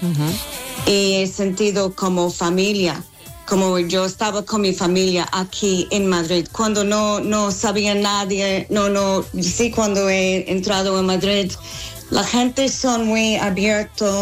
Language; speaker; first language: Spanish; non-native, learner; English